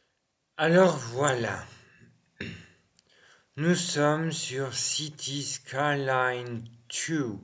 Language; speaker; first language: French; native; French